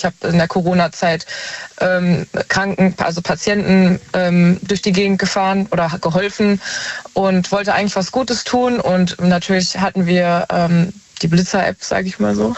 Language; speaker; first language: German; native; German